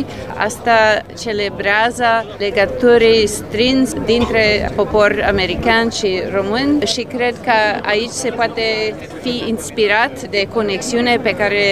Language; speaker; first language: Romanian; non-native, fluent; English